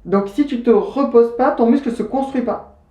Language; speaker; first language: French; native; French